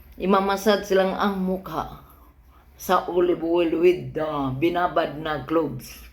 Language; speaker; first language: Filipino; non-native, local second language; Cebuano